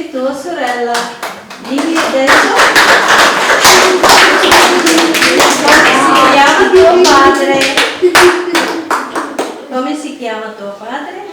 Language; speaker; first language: Italian; non-native, fluent; Bulgarian